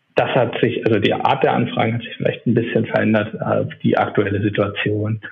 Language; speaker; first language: German; native; German